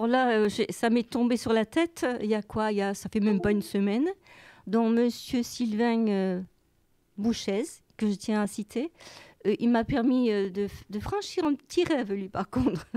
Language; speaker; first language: French; native; French